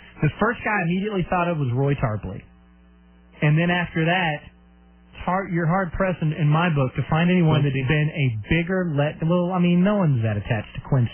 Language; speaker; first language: English; native; English